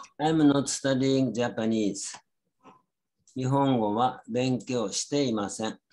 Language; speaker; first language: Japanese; native; Japanese